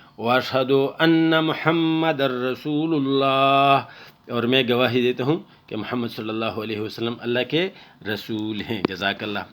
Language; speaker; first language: Urdu; non-native, local second language; Pashto